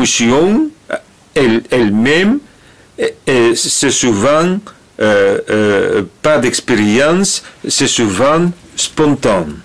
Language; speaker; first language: French; non-native, learner; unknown